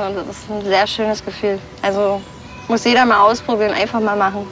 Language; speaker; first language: German; native; German